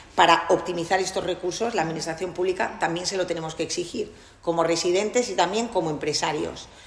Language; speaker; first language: Spanish; non-native, local second language; Catalan